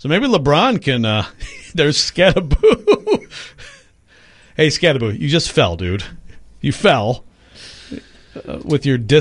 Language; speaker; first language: English; native; English